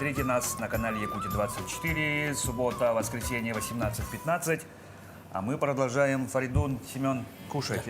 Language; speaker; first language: Russian; native; Russian